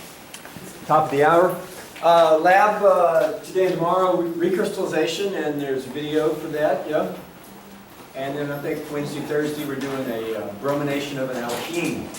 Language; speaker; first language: English; native; English